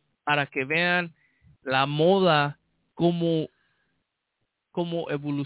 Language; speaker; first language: Spanish; early bilingual, heritage; Spanish